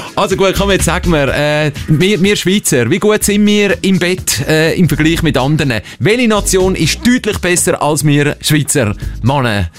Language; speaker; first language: German; native; German